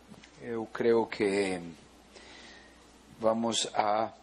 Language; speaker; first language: Portuguese; non-native, learner; Spanish